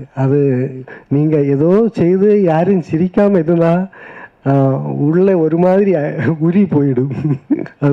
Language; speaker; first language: Tamil; non-native, learner; Malayalam